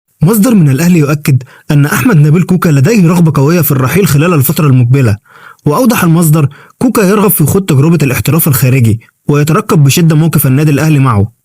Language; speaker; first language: Arabic; native; Arabic